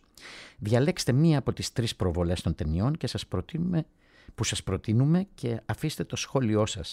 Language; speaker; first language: Greek; native; Greek